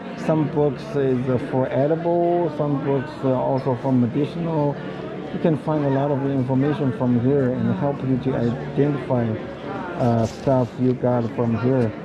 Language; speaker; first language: English; non-native, fluent; Chinese